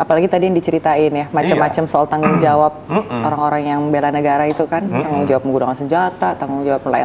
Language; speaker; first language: Indonesian; native; Indonesian